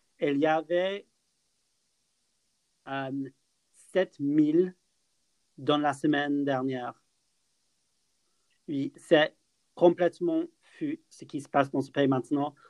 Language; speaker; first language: French; non-native, fluent; English